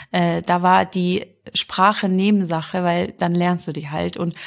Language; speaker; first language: German; early bilingual, other home language; Arabic